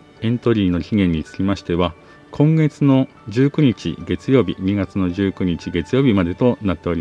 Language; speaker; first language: Japanese; native; Japanese